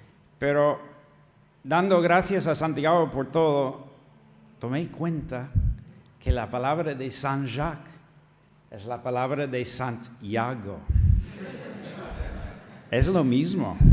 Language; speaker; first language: Spanish; non-native, fluent; English